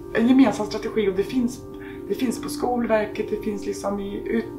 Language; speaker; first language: Swedish; native; Swedish